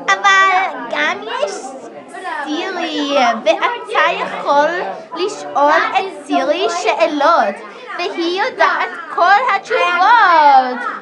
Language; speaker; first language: Hebrew; non-native, learner; English